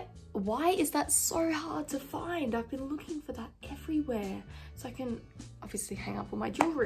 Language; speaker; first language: English; native; English